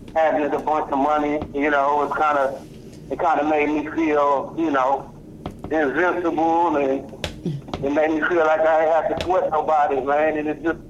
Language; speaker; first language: English; native; English